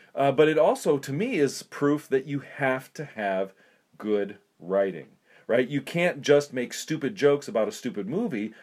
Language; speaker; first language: English; native; English